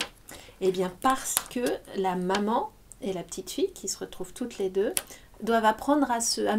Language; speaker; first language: French; native; French